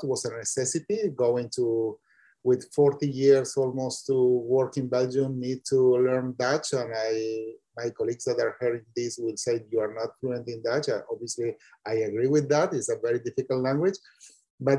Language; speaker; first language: English; non-native, fluent; Spanish